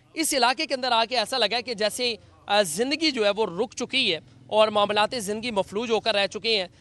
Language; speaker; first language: Urdu; native; Urdu